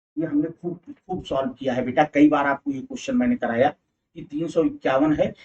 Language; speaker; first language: Hindi; native; Hindi